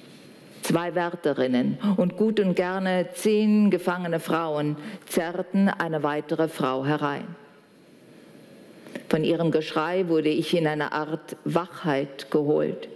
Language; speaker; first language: German; native; German